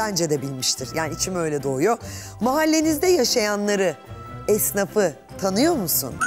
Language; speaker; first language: Turkish; native; Turkish